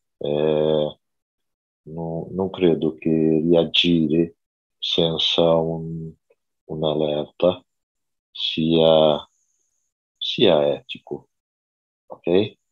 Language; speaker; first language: Italian; non-native, learner; Portuguese